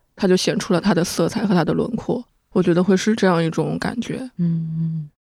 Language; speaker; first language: Chinese; native; Chinese